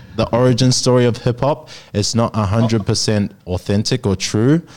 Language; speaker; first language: English; native; English